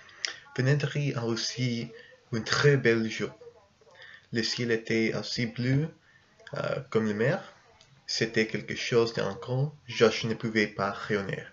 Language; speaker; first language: French; non-native, learner; English